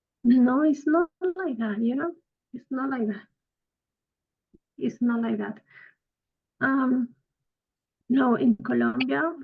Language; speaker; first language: English; non-native, fluent; Spanish